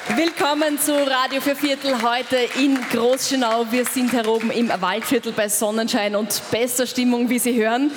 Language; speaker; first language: German; native; German